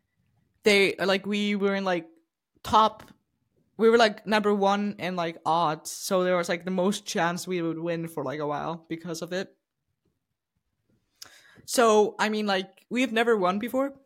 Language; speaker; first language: English; non-native, fluent; Icelandic